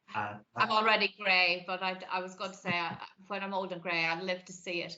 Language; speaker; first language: English; native; English